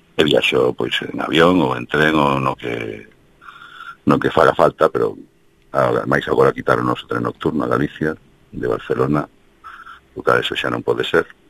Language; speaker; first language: Galician; early bilingual, heritage; Galician